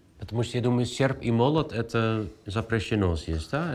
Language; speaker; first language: Russian; non-native, fluent; Dutch